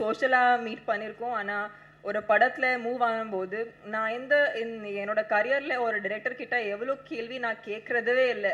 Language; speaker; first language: Tamil; non-native, learner; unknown